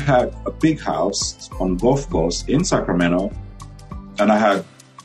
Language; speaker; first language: English; non-native, local second language; Bemba